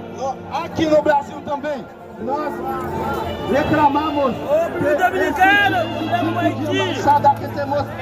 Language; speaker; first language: Portuguese; non-native, fluent; Haitian Creole